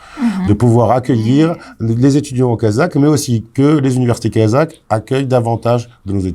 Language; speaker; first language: French; native; French